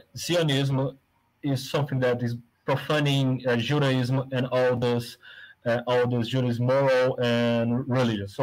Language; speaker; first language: English; non-native, fluent; Portuguese